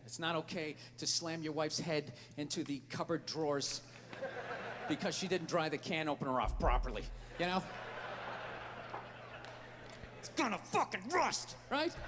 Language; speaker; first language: English; native; English